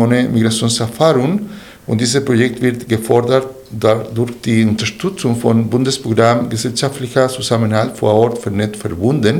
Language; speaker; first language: German; non-native, fluent; Spanish